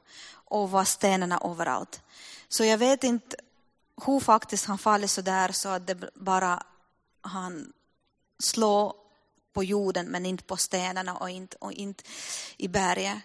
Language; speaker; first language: Swedish; non-native, fluent; Russian